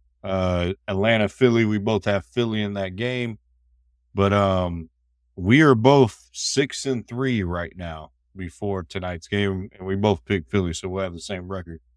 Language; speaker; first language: English; native; English